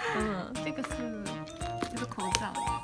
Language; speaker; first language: Chinese; non-native, learner; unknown